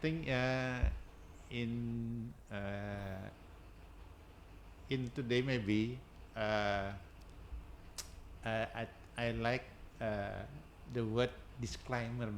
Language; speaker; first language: English; non-native, learner; Indonesian